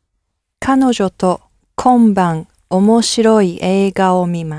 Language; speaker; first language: Japanese; non-native, learner; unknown